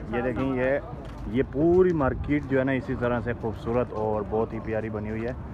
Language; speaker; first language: Urdu; native; Urdu